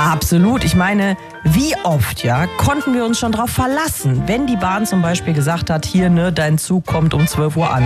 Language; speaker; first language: German; native; German